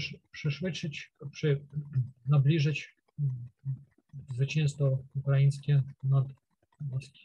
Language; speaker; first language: Polish; non-native, learner; Ukrainian